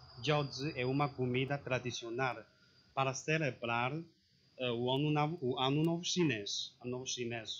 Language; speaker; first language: Portuguese; non-native, learner; Chinese